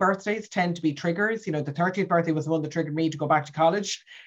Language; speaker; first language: English; native; English